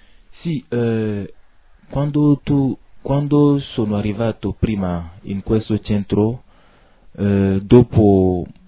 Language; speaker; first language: Italian; non-native, learner; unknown